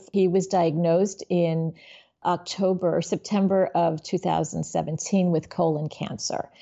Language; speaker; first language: English; native; English